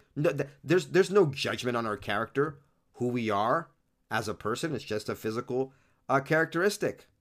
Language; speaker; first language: English; early bilingual, other home language; Spanish